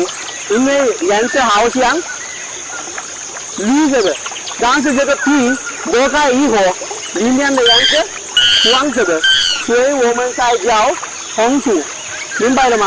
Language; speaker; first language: Chinese; non-native, learner; Sinhala